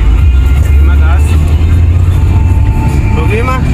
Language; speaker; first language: German; non-native, learner; Punjabi